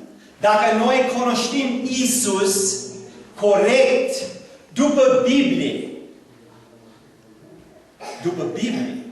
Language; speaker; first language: Romanian; non-native, learner; English